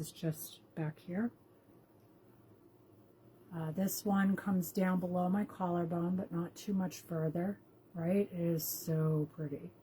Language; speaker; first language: English; native; English